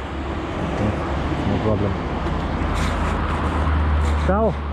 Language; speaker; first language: English; non-native, fluent; German